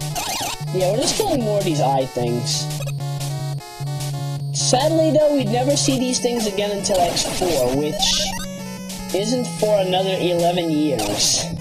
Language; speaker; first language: English; native; English